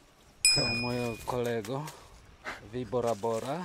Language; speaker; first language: Polish; non-native, learner; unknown